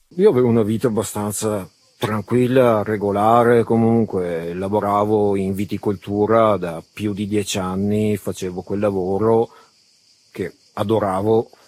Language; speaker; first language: Italian; early bilingual, other home language; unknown